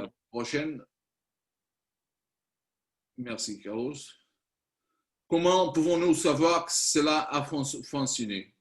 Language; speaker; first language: French; non-native, learner; Spanish